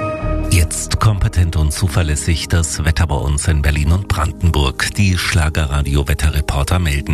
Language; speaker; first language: German; native; German